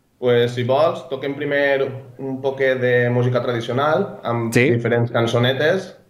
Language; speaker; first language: Catalan; native; Catalan